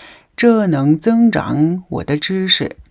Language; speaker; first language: Chinese; non-native, fluent; Mongolian